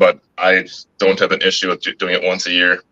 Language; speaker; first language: English; native; English